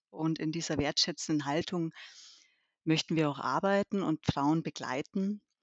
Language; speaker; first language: German; early bilingual, other home language; Albanian